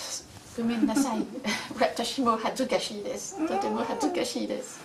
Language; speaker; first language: Japanese; non-native, learner; French